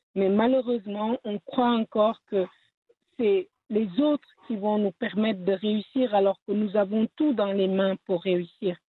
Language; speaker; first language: French; non-native, local second language; Wolof